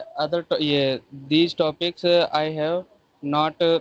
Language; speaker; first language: English; non-native, learner; Hindi